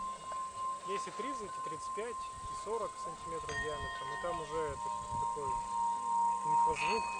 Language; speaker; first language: Russian; native; Russian